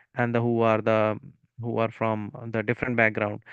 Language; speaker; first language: English; non-native, local second language; Punjabi